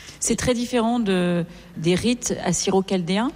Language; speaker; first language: French; native; French